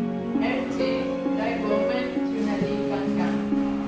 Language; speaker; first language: Chinese; non-native, learner; Spanish